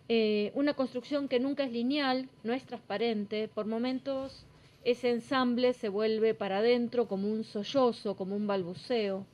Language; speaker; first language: Spanish; native; Spanish